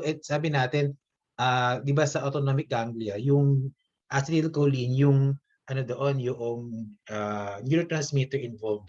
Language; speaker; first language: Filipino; native; Filipino